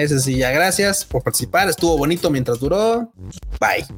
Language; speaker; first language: Spanish; native; Spanish